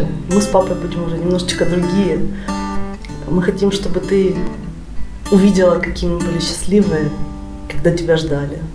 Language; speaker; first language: Russian; native; Russian